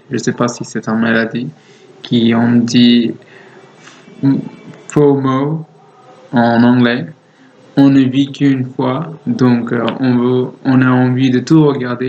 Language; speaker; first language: French; non-native, learner; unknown